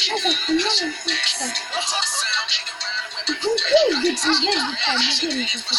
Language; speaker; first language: French; native; French